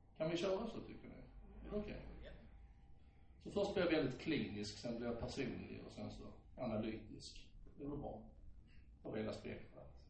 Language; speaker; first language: Swedish; native; Swedish